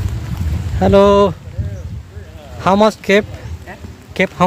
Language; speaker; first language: English; non-native, learner; Bangla